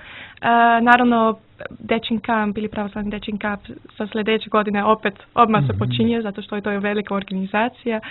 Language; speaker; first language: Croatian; early bilingual, heritage; Serbian